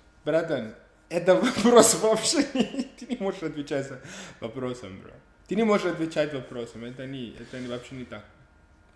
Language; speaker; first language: Russian; non-native, learner; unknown